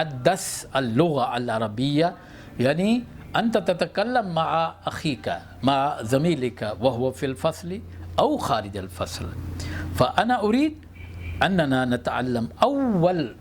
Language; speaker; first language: Arabic; non-native, fluent; Urdu